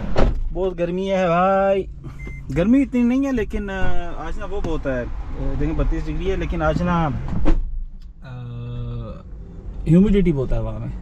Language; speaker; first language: Urdu; native; Urdu